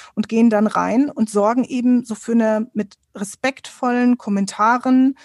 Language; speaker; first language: German; native; German